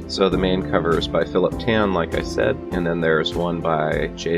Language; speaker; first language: English; native; English